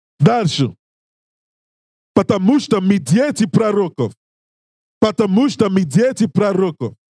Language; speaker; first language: Russian; non-native, learner; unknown